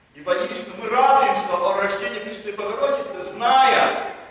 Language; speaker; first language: Russian; early bilingual, heritage; Russian